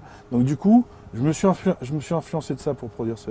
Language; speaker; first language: French; native; French